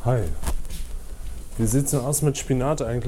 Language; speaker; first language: German; native; German